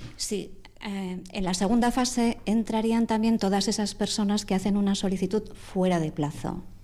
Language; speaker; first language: Spanish; native; Spanish